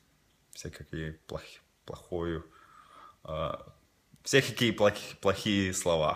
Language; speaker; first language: Russian; non-native, local second language; Latvian